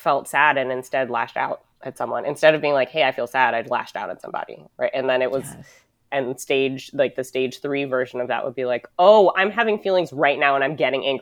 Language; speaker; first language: English; native; English